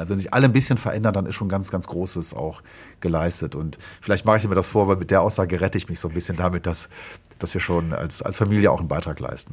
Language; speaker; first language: German; native; German